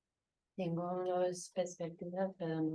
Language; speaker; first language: Spanish; early bilingual, heritage; Spanish